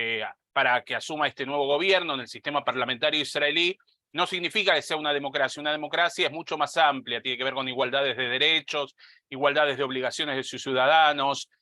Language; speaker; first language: Spanish; native; Spanish